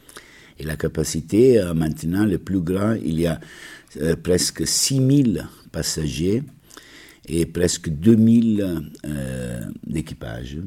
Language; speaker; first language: French; non-native, learner; Italian